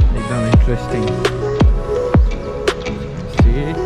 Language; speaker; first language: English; non-native, fluent; Nepali